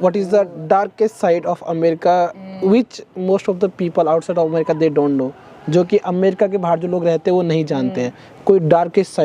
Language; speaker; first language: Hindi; native; Hindi